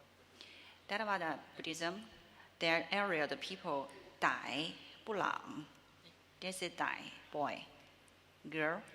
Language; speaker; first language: English; non-native, learner; Chinese